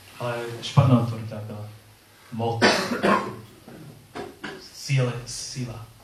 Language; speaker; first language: Czech; non-native, learner; English